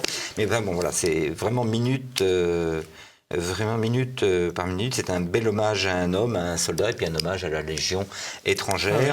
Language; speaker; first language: French; native; French